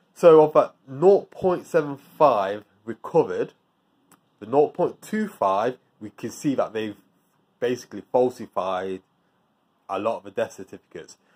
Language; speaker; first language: English; native; English